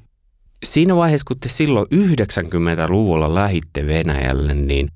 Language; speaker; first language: Finnish; native; Finnish